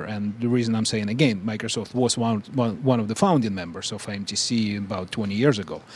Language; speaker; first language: English; non-native, fluent; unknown